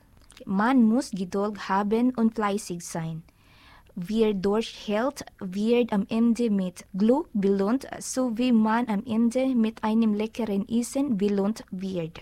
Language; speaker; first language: German; non-native, learner; Filipino